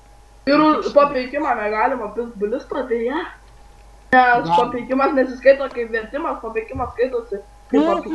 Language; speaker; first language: Lithuanian; native; Lithuanian